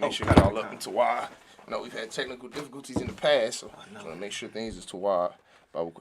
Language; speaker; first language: English; native; English